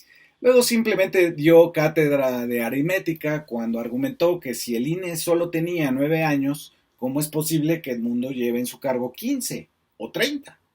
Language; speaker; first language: Spanish; native; Spanish